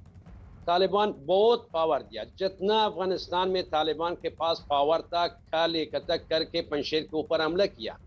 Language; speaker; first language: Hindi; non-native, learner; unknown